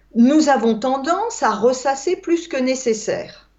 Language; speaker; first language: French; native; French